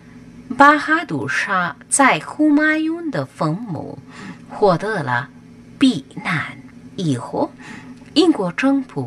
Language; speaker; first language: Chinese; non-native, learner; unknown